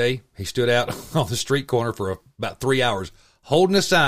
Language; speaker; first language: English; native; English